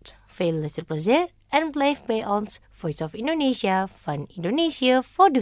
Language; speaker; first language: Dutch; non-native, fluent; Indonesian